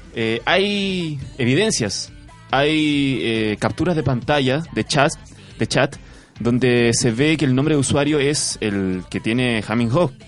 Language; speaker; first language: Spanish; non-native, fluent; Chinese